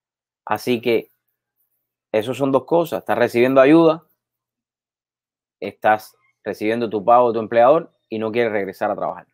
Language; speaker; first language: Spanish; native; Spanish